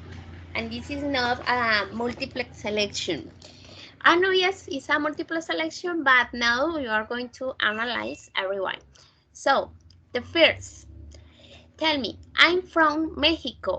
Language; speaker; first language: English; non-native, fluent; Spanish